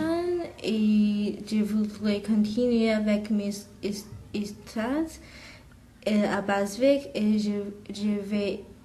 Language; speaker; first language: French; non-native, learner; English